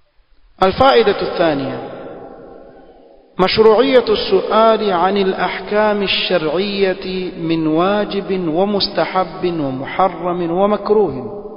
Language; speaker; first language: Arabic; non-native, fluent; Swahili